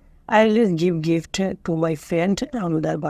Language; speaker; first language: English; non-native, learner; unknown